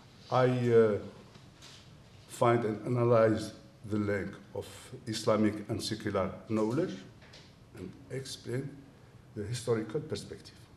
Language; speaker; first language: English; non-native, learner; Arabic